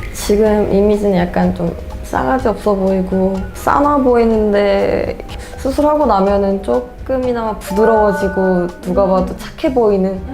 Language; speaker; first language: Korean; native; Korean